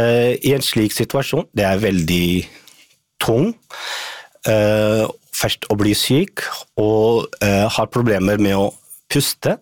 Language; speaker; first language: Norwegian; non-native, fluent; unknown